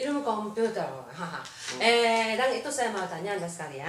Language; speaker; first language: Indonesian; non-native, fluent; Japanese